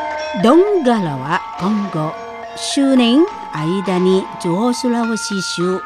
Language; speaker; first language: Japanese; non-native, learner; Indonesian